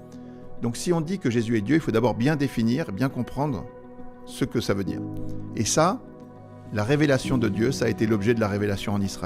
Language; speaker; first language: French; native; French